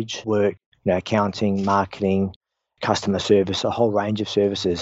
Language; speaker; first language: English; native; English